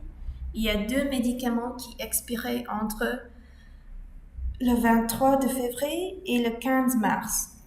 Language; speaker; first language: French; non-native, learner; English